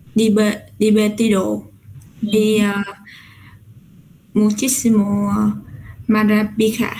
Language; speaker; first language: Spanish; non-native, learner; Vietnamese